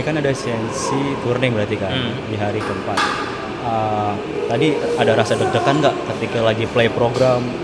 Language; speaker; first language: Indonesian; native; Indonesian